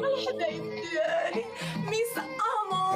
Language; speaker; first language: Arabic; native; Arabic